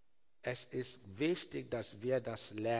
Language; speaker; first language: German; non-native, learner; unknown